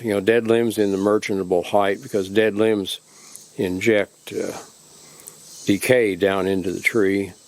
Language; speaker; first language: English; native; English